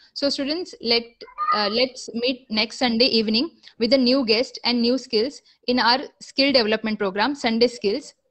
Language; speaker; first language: English; non-native, local second language; Marathi